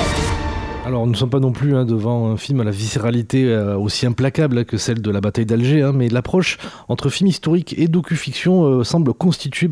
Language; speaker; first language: French; native; French